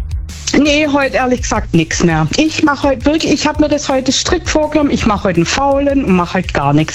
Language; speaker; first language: German; native; German